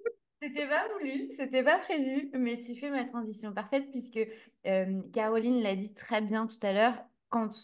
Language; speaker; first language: French; native; French